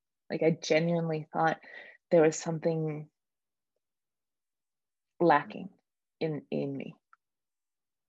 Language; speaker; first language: English; native; English